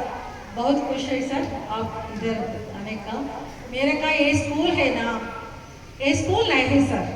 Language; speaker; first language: Hindi; non-native, learner; Kannada